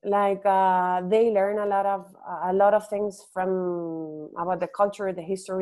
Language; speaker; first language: English; non-native, fluent; Spanish